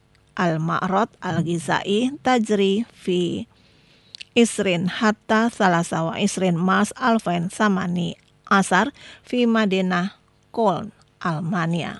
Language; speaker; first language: Arabic; non-native, fluent; Indonesian